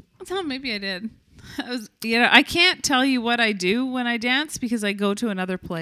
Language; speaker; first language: English; native; English